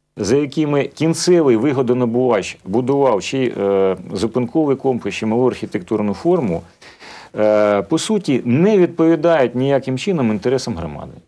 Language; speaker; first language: Ukrainian; native; Ukrainian